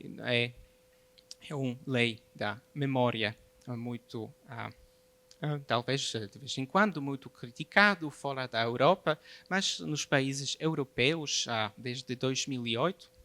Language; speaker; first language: Portuguese; non-native, fluent; Polish